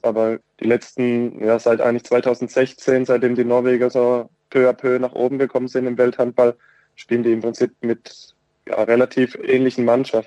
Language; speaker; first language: German; native; German